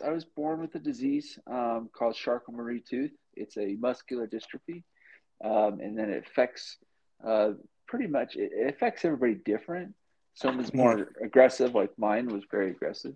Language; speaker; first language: English; native; English